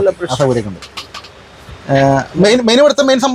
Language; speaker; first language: Malayalam; native; Malayalam